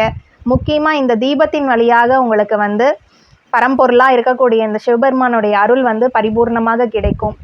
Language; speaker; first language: Tamil; native; Tamil